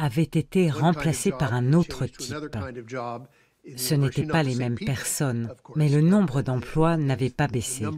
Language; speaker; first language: French; native; French